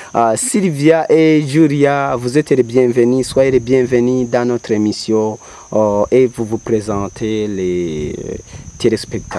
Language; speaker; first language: French; non-native, local second language; Rundi